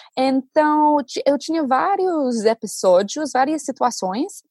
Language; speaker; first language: Portuguese; non-native, fluent; English